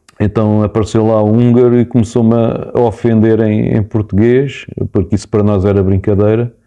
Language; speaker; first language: Portuguese; native; Portuguese